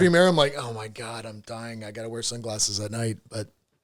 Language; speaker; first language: English; native; English